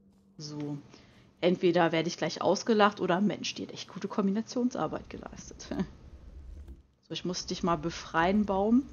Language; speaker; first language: German; native; German